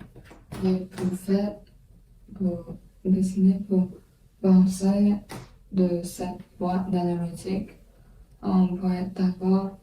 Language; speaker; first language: French; non-native, learner; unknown